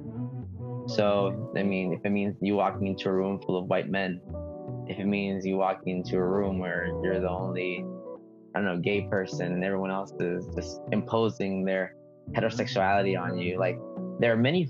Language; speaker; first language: English; early bilingual, other home language; Spanish